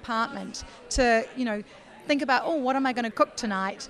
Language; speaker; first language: English; native; English